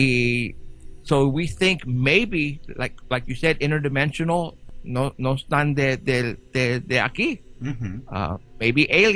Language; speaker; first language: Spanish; early bilingual, heritage; Spanish